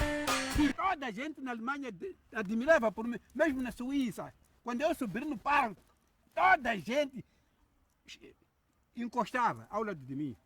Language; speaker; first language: Portuguese; non-native, local second language; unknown